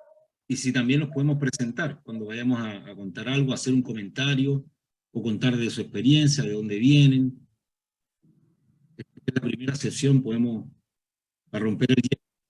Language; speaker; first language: Spanish; native; Spanish